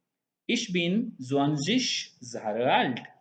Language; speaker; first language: German; non-native, fluent; Hindi